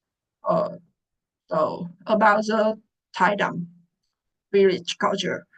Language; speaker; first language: English; non-native, learner; Vietnamese